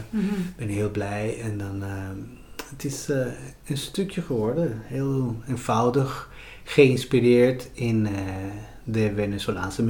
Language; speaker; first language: Dutch; non-native, fluent; Spanish